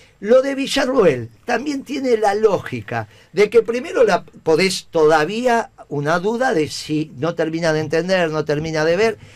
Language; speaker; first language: Spanish; native; Spanish